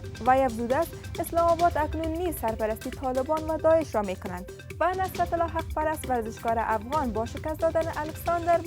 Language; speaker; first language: Persian; native; Persian